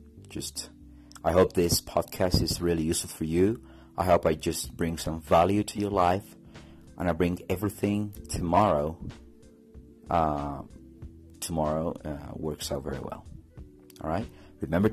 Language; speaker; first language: English; non-native, fluent; Spanish